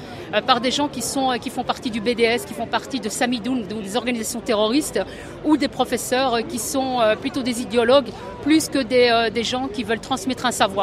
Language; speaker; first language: French; native; French